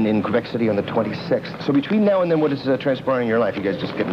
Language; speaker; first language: English; native; English